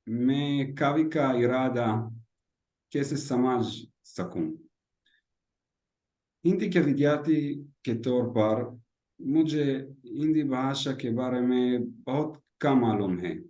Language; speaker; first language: Hindi; non-native, learner; Hebrew